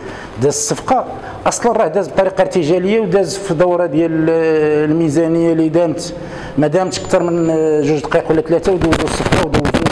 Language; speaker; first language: Arabic; native; Arabic